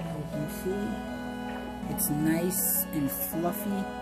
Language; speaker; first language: English; native; English